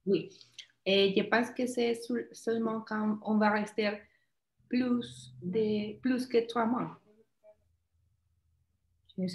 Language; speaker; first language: French; non-native, learner; Spanish